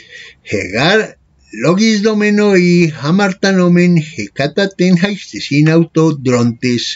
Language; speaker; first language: Greek; non-native, fluent; Spanish